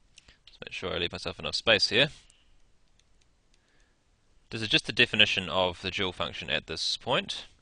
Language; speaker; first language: English; native; English